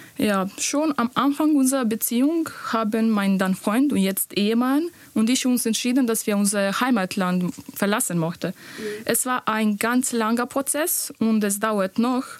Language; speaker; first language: German; non-native, learner; Bosnian